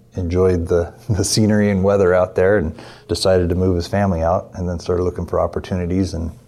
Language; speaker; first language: English; native; English